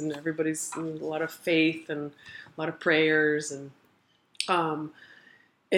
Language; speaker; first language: English; early bilingual, other home language; Portuguese